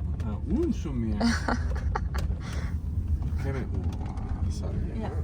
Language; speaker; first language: Albanian; non-native, learner; German